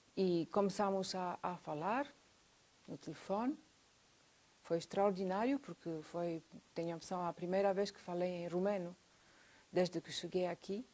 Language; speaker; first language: Portuguese; non-native, fluent; Romanian